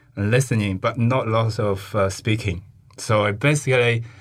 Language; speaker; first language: English; non-native, fluent; Chinese